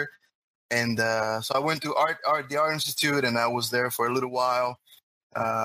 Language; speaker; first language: English; non-native, fluent; Spanish